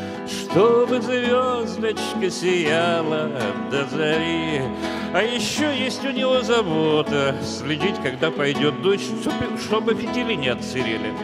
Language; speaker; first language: Russian; native; Russian